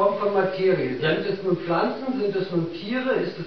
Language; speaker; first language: German; native; German